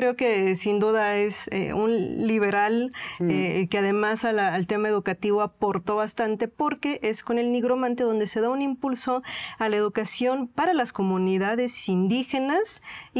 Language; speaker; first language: Spanish; native; Spanish